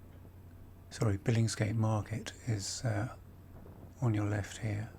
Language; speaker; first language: English; native; English